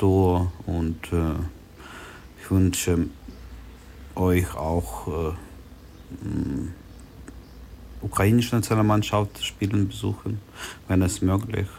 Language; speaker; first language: German; non-native, learner; Ukrainian